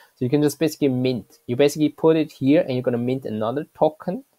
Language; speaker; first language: English; non-native, fluent; German